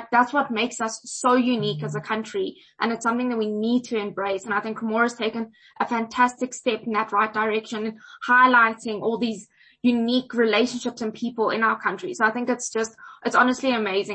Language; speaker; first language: English; native; English